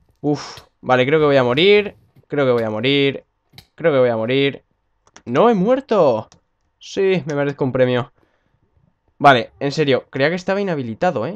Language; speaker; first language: Spanish; native; Spanish